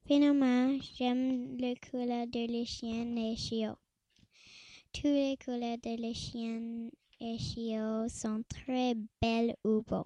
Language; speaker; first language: French; non-native, learner; English